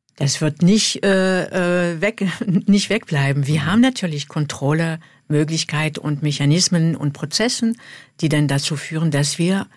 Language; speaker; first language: German; non-native, fluent; French